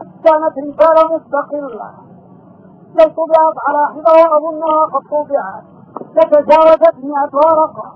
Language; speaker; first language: Arabic; native; Arabic